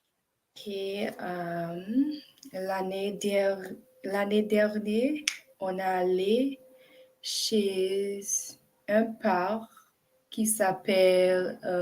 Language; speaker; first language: French; non-native, learner; English